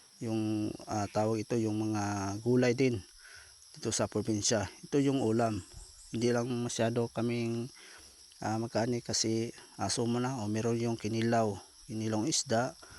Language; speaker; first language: Filipino; non-native, local second language; Cebuano